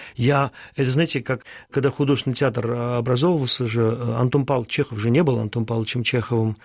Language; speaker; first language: Russian; early bilingual, other home language; Armenian